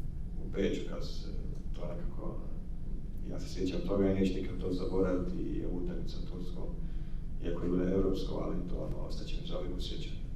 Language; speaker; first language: Croatian; native; Croatian